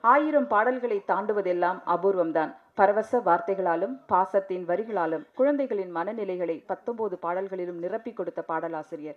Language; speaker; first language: Tamil; native; Tamil